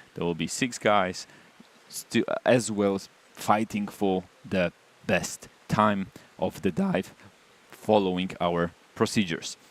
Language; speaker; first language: English; non-native, fluent; Polish